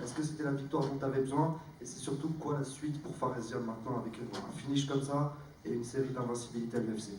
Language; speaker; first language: French; native; French